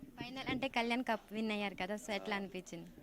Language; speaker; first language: Telugu; native; Telugu